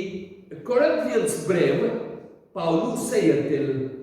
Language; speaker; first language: Swedish; non-native, learner; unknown